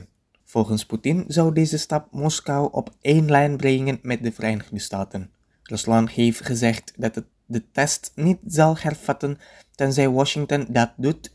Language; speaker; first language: Dutch; non-native, fluent; Indonesian